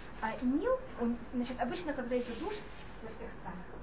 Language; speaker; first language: Russian; non-native, fluent; Hebrew